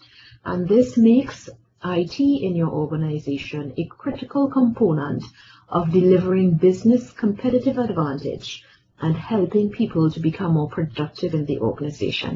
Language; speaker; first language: English; native; English